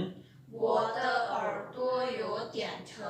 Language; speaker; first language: Chinese; non-native, learner; Lao